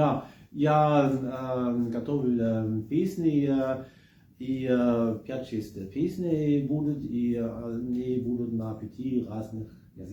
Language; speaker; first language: Russian; non-native, fluent; German